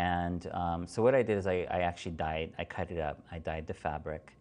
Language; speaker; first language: English; native; English